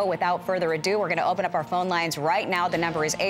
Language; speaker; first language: English; native; English